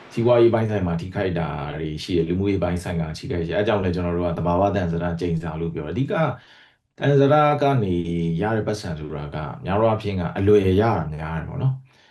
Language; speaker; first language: Burmese; non-native, local second language; Kachin